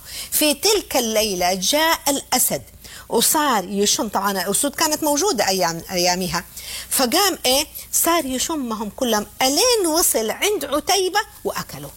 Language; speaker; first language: Arabic; native; Arabic